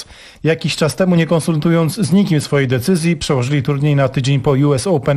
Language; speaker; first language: Polish; native; Polish